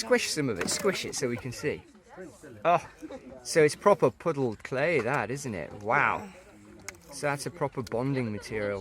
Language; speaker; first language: English; native; English